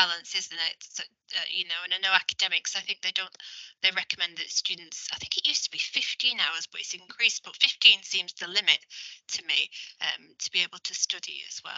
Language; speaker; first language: English; native; English